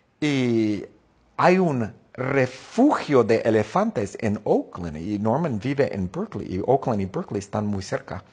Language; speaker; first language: Spanish; non-native, fluent; English